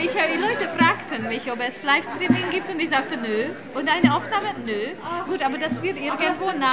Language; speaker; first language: German; native; German